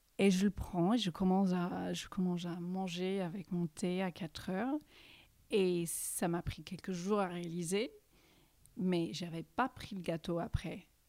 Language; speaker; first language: French; early bilingual, heritage; English